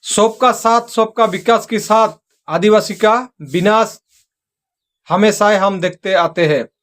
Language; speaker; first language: Hindi; non-native, local second language; Santali